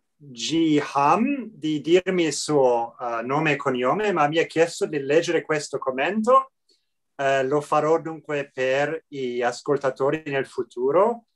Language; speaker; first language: Italian; non-native, fluent; English